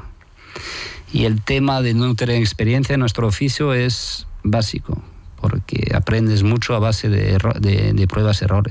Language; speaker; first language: Spanish; non-native, fluent; French